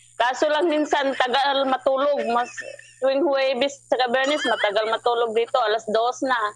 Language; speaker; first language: Filipino; non-native, local second language; Cebuano